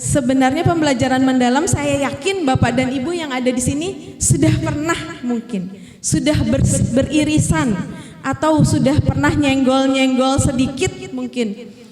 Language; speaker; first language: Indonesian; native; Indonesian